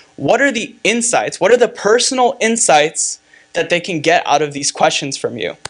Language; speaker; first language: English; native; English